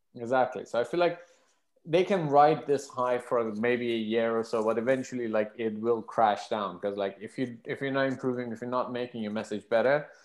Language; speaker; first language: English; non-native, fluent; Persian